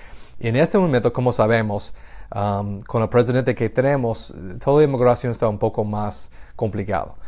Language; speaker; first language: Spanish; non-native, fluent; English